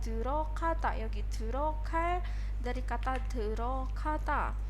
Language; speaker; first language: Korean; non-native, fluent; Indonesian